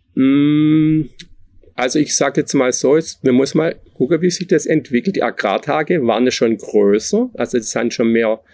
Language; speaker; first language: German; native; German